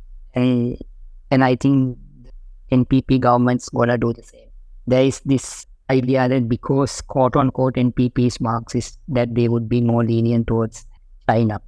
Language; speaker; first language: English; non-native, local second language; Sinhala